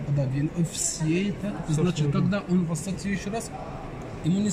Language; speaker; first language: Russian; non-native, learner; Arabic